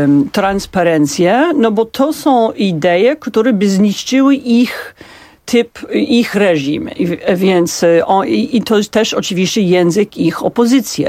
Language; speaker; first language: Polish; non-native, fluent; English